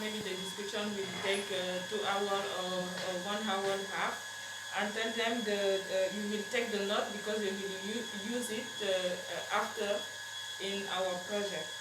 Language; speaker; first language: English; non-native, learner; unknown